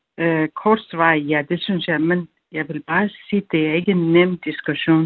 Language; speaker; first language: Danish; non-native, fluent; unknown